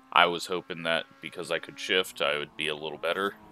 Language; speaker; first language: English; native; English